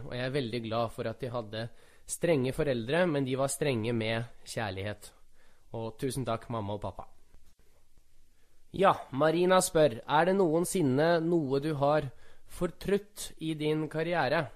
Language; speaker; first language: Norwegian; early bilingual, other home language; Russian